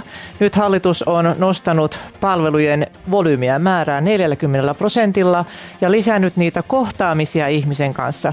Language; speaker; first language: Finnish; native; Finnish